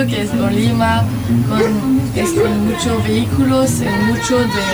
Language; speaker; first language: Spanish; non-native, learner; French